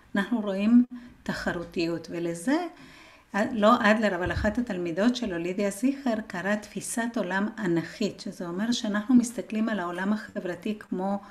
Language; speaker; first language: Hebrew; non-native, fluent; Spanish